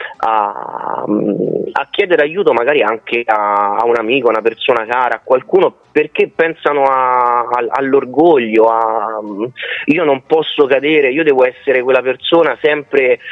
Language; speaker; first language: Italian; native; Italian